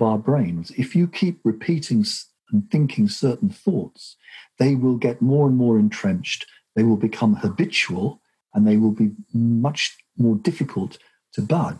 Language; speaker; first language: English; native; English